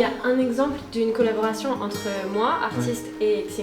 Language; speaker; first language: French; native; French